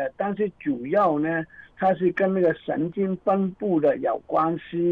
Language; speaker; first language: Chinese; native; Chinese